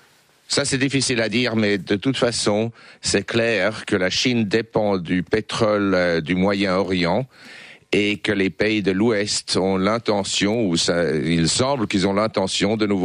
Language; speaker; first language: French; non-native, local second language; Swiss German